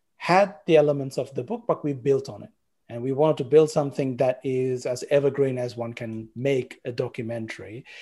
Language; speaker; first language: English; non-native, local second language; Sinhala